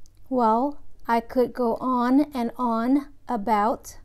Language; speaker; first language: English; non-native, fluent; Vietnamese